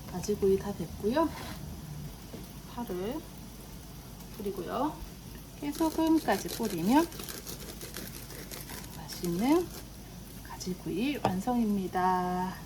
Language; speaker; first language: Korean; native; Korean